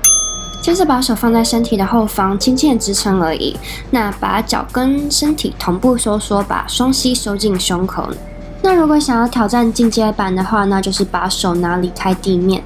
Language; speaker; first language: Chinese; native; Chinese